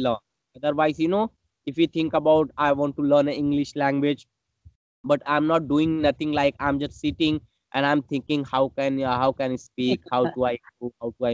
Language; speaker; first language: English; non-native, learner; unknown